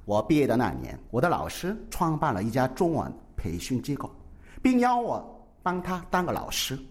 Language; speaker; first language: Chinese; non-native, fluent; Korean